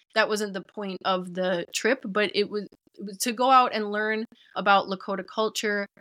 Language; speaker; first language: English; native; English